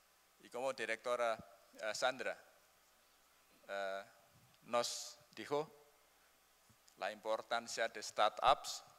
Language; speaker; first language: Spanish; non-native, learner; Indonesian